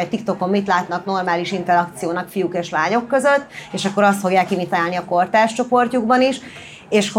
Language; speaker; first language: Hungarian; native; Hungarian